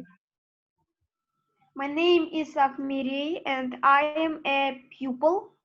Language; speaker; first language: English; non-native, learner; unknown